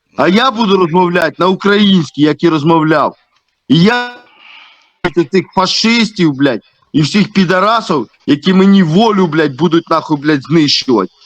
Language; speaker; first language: Ukrainian; native; Ukrainian